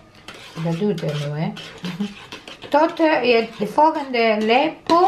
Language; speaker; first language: Dutch; non-native, learner; Italian